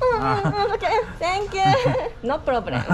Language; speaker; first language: English; non-native, learner; Korean